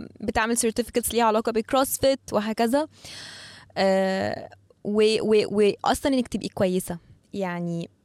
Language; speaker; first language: Arabic; native; Arabic